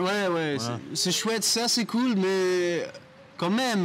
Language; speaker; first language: French; non-native, learner; English